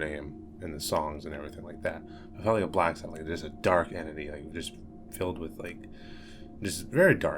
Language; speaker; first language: English; native; English